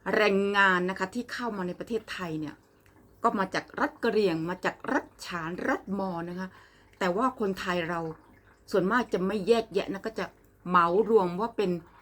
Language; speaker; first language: Thai; native; Thai